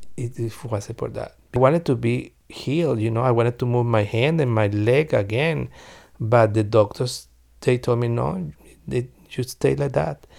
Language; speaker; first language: English; non-native, learner; Spanish